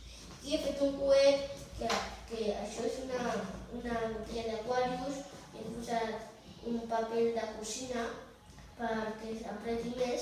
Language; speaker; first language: Catalan; non-native, local second language; Spanish